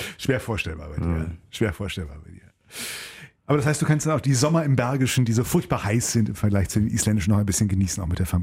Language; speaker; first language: German; native; German